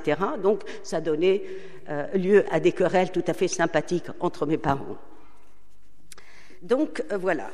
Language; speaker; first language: French; non-native, local second language; Arabic